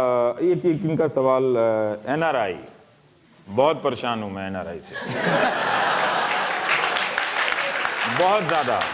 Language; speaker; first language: Hindi; native; Hindi